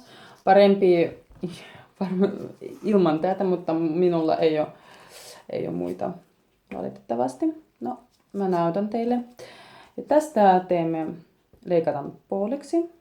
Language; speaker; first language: Finnish; non-native, learner; Russian